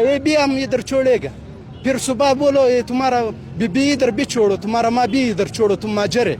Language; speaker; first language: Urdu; non-native, learner; Pashto